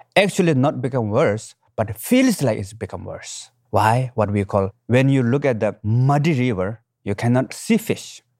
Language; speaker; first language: English; non-native, local second language; Tibetan